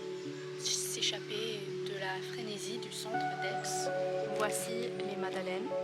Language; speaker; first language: French; non-native, fluent; English